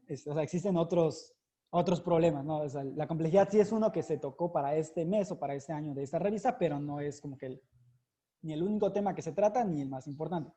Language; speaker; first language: Spanish; native; Spanish